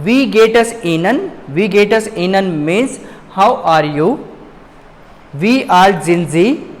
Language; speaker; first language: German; non-native, fluent; Hindi